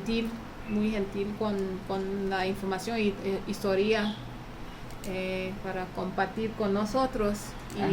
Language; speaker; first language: Spanish; early bilingual, heritage; English